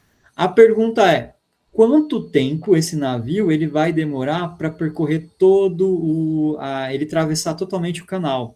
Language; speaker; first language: Portuguese; native; Portuguese